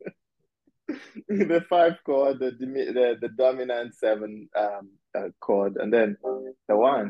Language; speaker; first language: English; non-native, local second language; Igbo